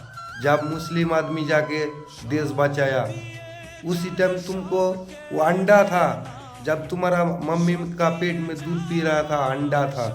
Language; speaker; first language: Hindi; non-native, local second language; Bangla